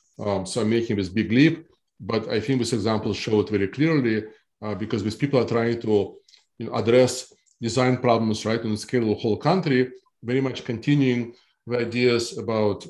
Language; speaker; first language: English; non-native, fluent; Russian